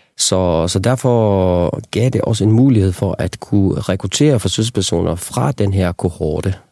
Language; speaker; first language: Danish; non-native, local second language; Faroese